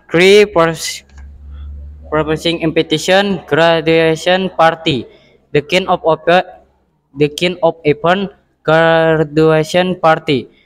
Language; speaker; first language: English; non-native, learner; Indonesian